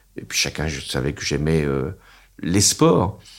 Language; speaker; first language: French; native; French